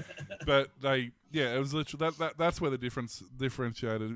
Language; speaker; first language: English; native; English